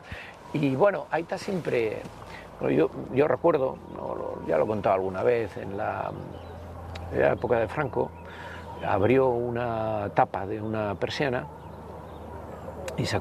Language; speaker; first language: Spanish; native; Spanish